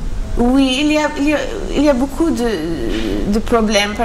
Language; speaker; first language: French; non-native, learner; Maltese